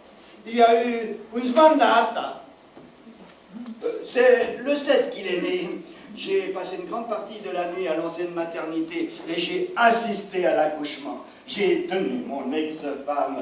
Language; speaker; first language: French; non-native, fluent; Italian